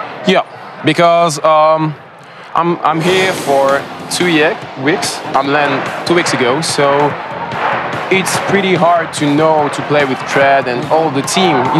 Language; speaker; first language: English; non-native, learner; French